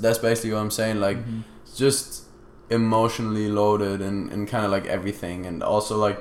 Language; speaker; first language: English; non-native, fluent; German